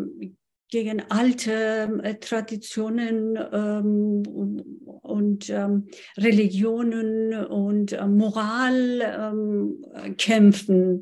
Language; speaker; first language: German; non-native, fluent; Persian